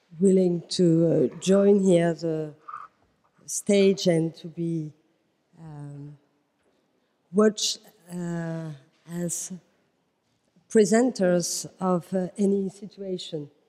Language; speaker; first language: English; non-native, fluent; French